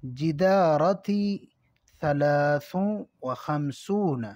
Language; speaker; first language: Arabic; non-native, fluent; Urdu